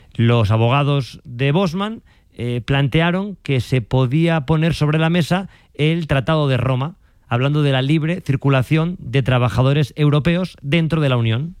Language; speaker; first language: Spanish; native; Spanish